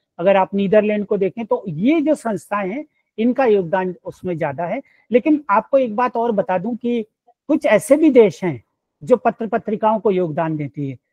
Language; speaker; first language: Hindi; native; Hindi